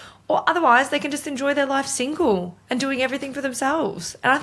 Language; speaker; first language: English; native; English